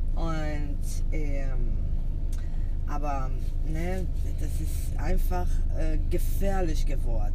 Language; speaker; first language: German; non-native, fluent; Portuguese